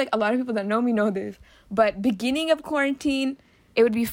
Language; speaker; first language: English; native; English